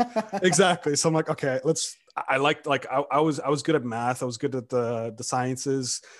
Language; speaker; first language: English; early bilingual, other home language; Romanian